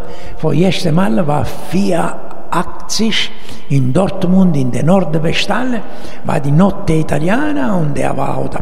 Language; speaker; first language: German; non-native, local second language; Italian